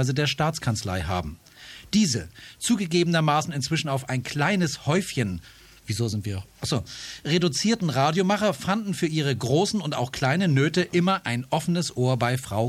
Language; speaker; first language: German; native; German